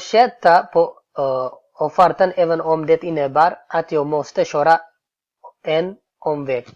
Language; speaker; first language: Swedish; non-native, fluent; Tigrinya